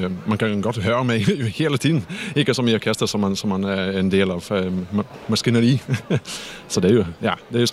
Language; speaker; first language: Danish; non-native, fluent; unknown